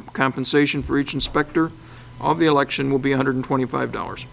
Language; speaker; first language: English; native; English